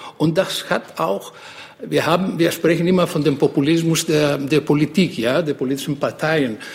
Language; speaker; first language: German; non-native, fluent; Greek